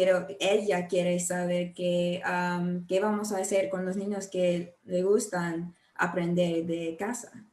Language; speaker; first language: Spanish; non-native, learner; English